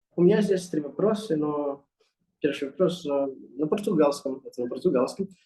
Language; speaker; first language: Russian; non-native, learner; Portuguese